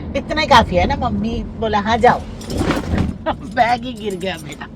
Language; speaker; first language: Hindi; non-native, local second language; Bangla